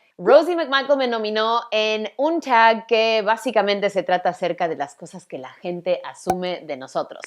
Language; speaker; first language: Spanish; early bilingual, other home language; English